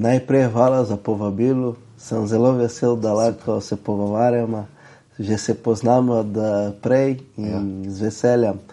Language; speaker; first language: Slovenian; non-native, fluent; Portuguese